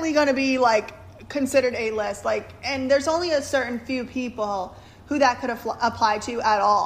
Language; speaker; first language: English; native; English